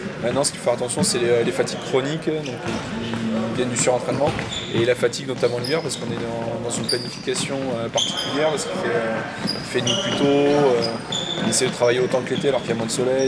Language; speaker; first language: French; native; French